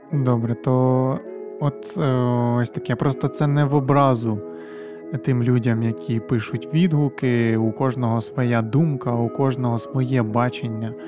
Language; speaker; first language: Ukrainian; native; Ukrainian